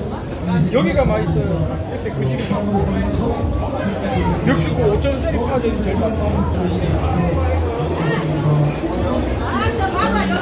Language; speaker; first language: Korean; native; Korean